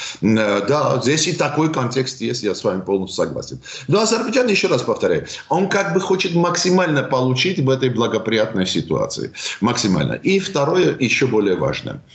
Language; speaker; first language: Russian; non-native, local second language; Armenian